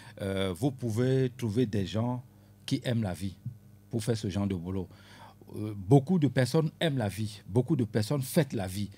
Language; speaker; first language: French; non-native, local second language; Ewe